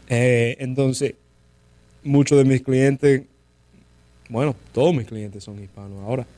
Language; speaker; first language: Spanish; early bilingual, heritage; Spanish